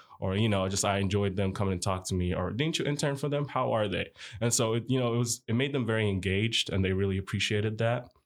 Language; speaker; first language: English; early bilingual, other home language; Arabic